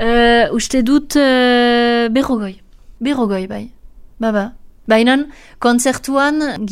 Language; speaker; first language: Basque; non-native, local second language; French